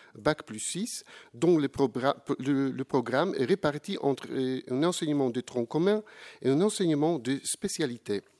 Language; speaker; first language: French; non-native, fluent; Polish